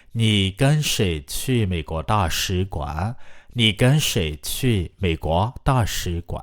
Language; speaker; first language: Chinese; non-native, fluent; Burmese